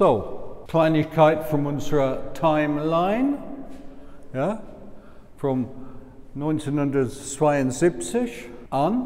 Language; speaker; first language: German; non-native, fluent; English